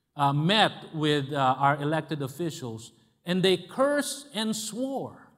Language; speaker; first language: English; non-native, local second language; Filipino